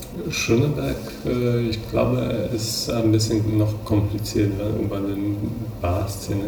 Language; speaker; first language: German; non-native, fluent; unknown